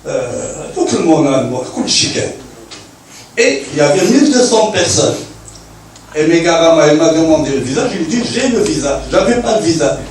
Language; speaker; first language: French; non-native, local second language; Arabic